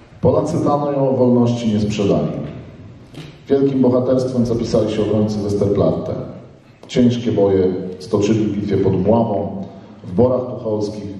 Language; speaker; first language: Polish; native; Polish